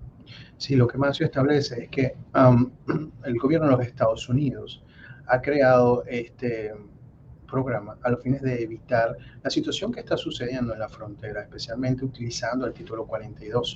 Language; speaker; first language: Spanish; native; Spanish